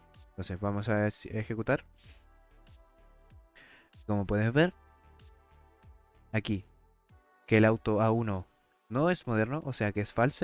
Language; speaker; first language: Spanish; native; Spanish